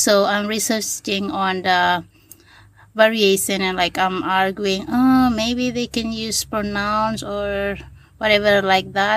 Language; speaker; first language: English; non-native, fluent; Sasak